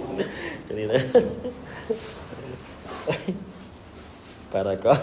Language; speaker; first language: French; non-native, learner; Vietnamese